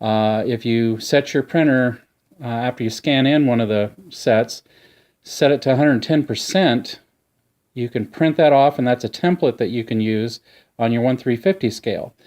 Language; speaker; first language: English; native; English